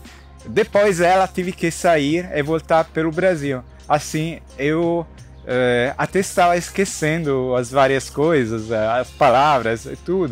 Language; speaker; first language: Portuguese; non-native, learner; Italian